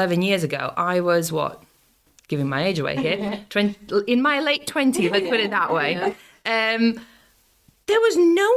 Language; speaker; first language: English; non-native, fluent; Latvian